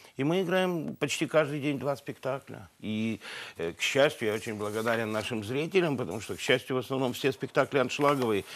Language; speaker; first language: Russian; native; Russian